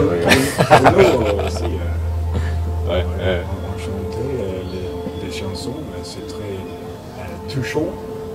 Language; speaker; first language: French; non-native, learner; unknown